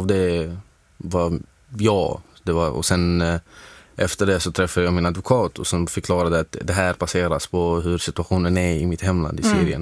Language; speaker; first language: Swedish; non-native, fluent; Arabic